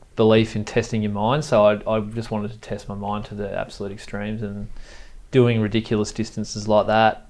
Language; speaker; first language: English; native; English